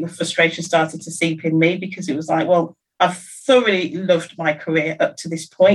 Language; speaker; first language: English; native; English